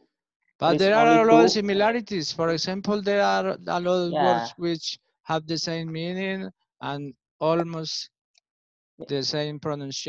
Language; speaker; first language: English; non-native, learner; Spanish